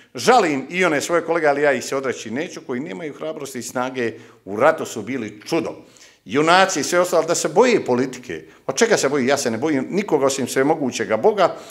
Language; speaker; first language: Croatian; native; Croatian